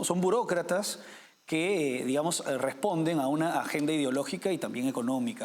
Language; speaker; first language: Spanish; native; Spanish